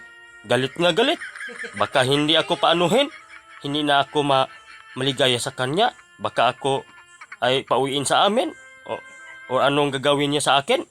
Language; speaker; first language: Filipino; non-native, local second language; Cebuano